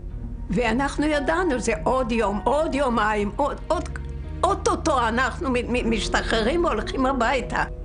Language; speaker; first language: Hebrew; non-native, fluent; Yiddish